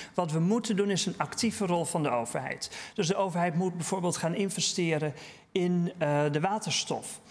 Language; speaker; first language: Dutch; native; Dutch